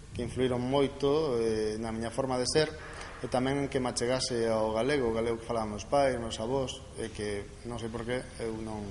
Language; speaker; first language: Galician; non-native, local second language; Spanish